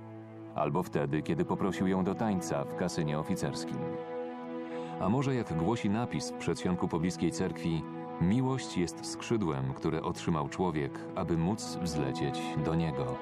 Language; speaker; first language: Polish; native; Polish